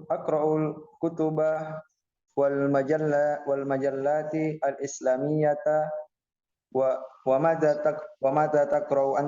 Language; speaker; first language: Arabic; non-native, learner; Indonesian